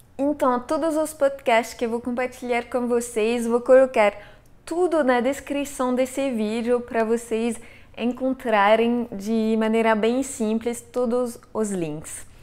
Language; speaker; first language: Portuguese; non-native, fluent; French